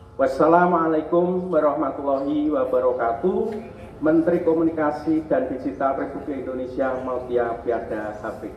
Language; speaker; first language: Indonesian; native; Indonesian